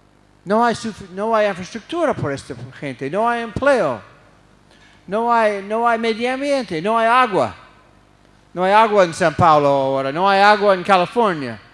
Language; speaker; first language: Spanish; non-native, fluent; English